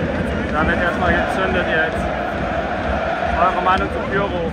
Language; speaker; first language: German; native; German